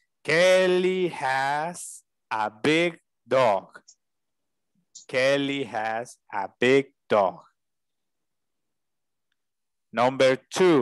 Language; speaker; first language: English; non-native, fluent; Spanish